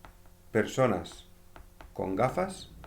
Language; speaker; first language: Spanish; native; Spanish